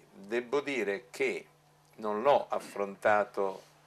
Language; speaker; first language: Italian; non-native, local second language; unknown